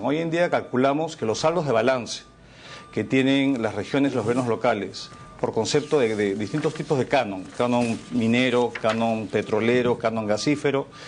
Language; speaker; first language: Spanish; native; Spanish